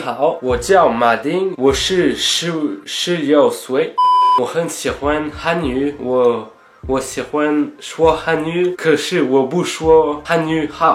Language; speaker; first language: Chinese; non-native, learner; French